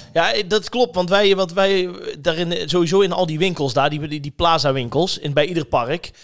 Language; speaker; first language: Dutch; native; Dutch